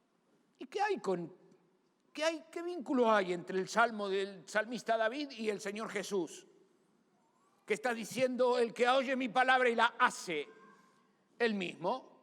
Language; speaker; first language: Spanish; native; Spanish